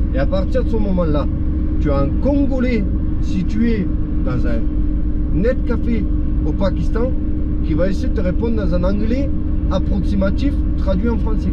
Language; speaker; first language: French; native; French